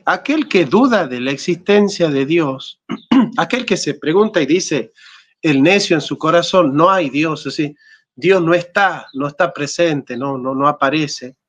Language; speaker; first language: Spanish; native; Spanish